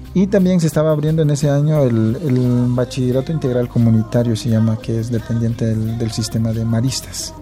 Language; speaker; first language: Spanish; non-native, local second language; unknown